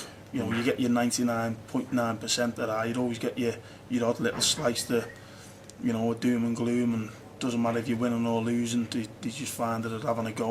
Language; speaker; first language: English; native; English